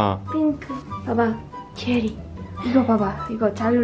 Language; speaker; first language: Korean; non-native, learner; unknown